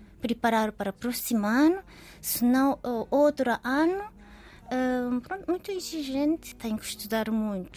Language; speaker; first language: Portuguese; non-native, learner; Japanese